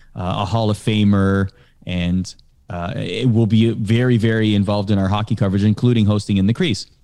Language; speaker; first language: English; native; English